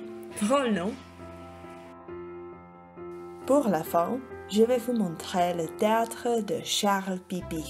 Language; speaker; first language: French; non-native, learner; Czech